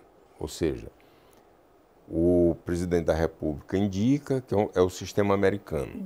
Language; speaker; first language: Portuguese; native; Portuguese